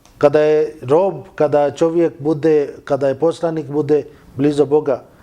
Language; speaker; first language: Bosnian; non-native, learner; Urdu